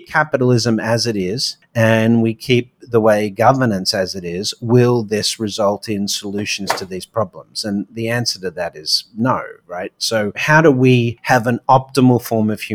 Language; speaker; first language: English; native; English